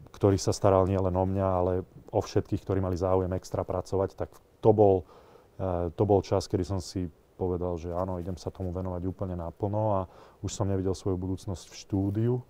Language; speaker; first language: Slovak; native; Slovak